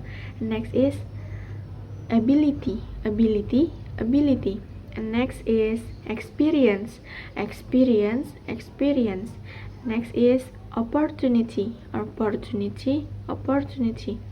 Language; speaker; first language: English; non-native, learner; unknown